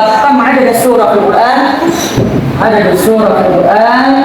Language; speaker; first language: Arabic; non-native, fluent; Indonesian